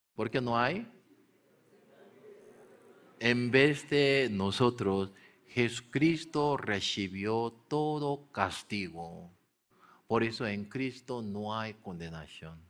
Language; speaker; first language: Spanish; non-native, learner; Korean